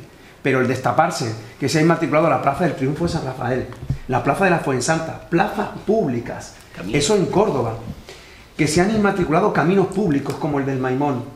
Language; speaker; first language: Spanish; native; Spanish